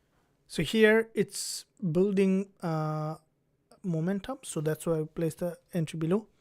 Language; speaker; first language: English; non-native, fluent; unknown